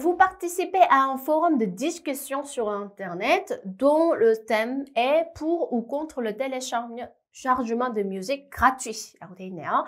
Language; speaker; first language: French; non-native, fluent; Korean